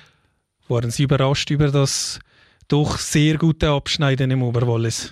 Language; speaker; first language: German; native; German